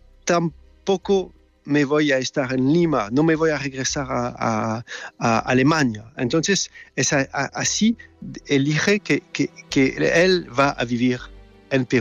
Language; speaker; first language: Spanish; non-native, learner; French